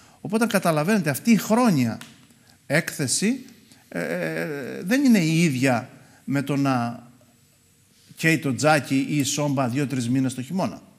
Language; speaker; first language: Greek; native; Greek